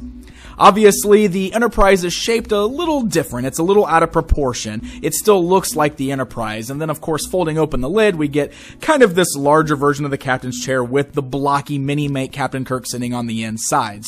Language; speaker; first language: English; native; English